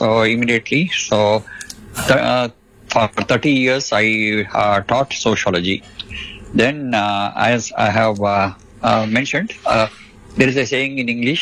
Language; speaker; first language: Hindi; non-native, local second language; Telugu